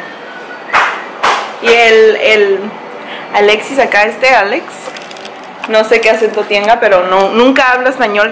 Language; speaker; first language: Spanish; early bilingual, heritage; Spanish